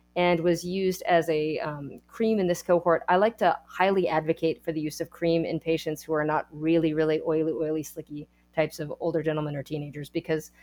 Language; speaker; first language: English; native; English